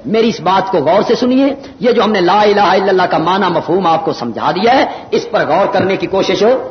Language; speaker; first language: Urdu; non-native, local second language; Punjabi